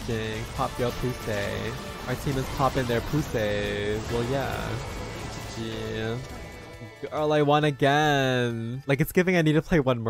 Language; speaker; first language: English; native; English